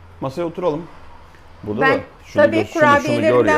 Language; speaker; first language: Turkish; native; Turkish